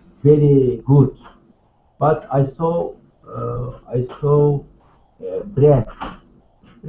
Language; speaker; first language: English; non-native, learner; Turkish